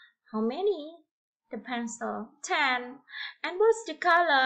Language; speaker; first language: English; non-native, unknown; Indonesian